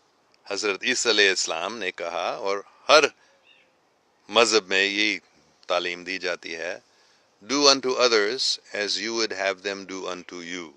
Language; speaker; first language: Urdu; non-native, fluent; English